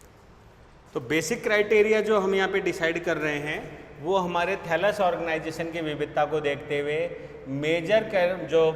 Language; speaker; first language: Hindi; native; Hindi